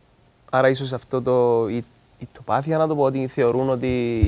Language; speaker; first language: Greek; native; Greek